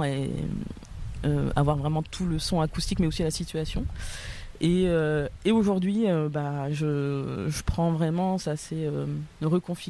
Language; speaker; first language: French; native; French